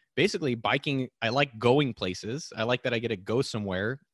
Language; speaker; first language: English; native; English